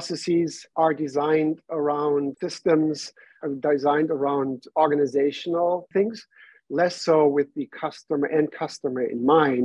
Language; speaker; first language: English; non-native, fluent; German